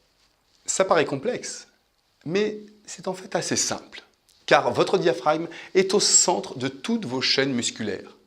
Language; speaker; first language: French; native; French